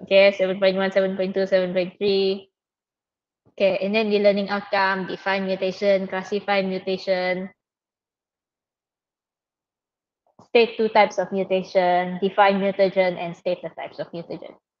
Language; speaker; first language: English; non-native, local second language; Malay